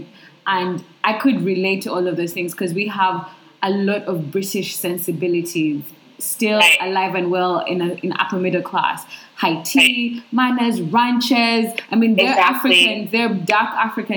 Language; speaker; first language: English; non-native, local second language; Ganda